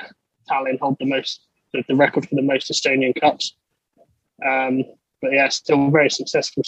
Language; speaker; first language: English; native; English